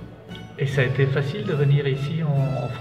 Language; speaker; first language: French; native; French